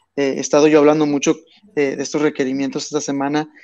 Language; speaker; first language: Spanish; early bilingual, heritage; Spanish